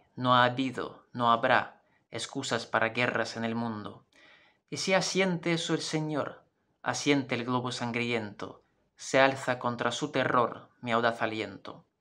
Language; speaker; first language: Spanish; non-native, fluent; Russian